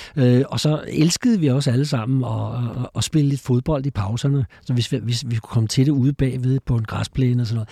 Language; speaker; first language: Danish; native; Danish